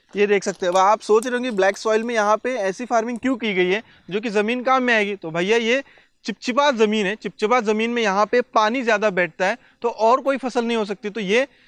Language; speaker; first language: Hindi; non-native, local second language; Marathi